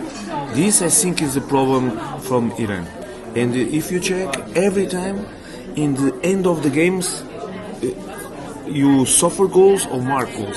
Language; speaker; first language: English; non-native, learner; Portuguese